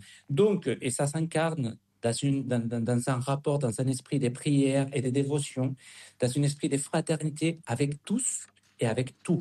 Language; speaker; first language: French; non-native, fluent; Spanish